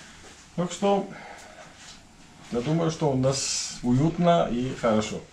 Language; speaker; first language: Russian; non-native, learner; Georgian